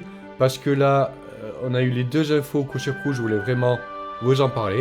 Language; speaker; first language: French; native; French